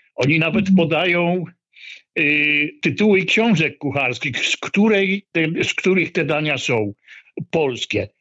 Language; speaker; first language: Polish; native; Polish